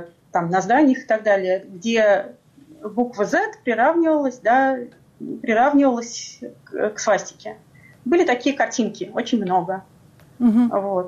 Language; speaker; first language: Russian; native; Russian